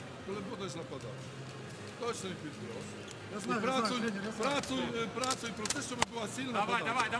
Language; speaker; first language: Ukrainian; non-native, learner; Polish